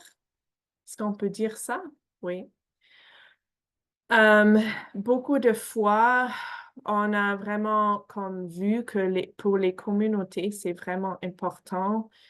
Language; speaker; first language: French; non-native, fluent; English